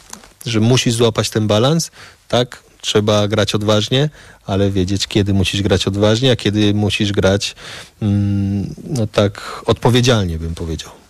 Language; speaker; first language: Polish; early bilingual, heritage; Polish